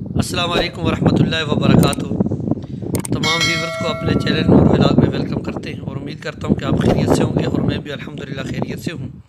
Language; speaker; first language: Urdu; non-native, local second language; Northern Hindko